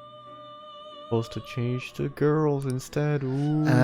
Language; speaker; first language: English; native; English